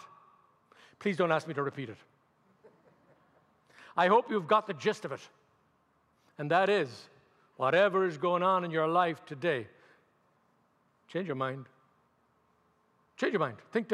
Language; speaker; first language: English; native; English